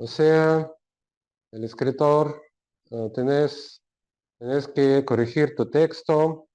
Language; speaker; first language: Spanish; non-native, learner; Russian